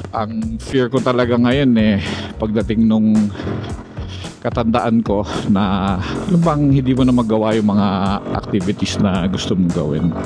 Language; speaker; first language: Filipino; native; Filipino